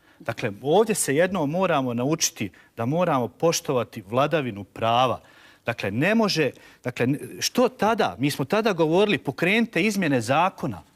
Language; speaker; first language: Bosnian; native; Bosnian